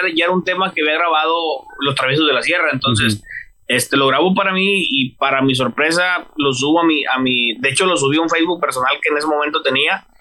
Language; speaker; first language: Spanish; native; Spanish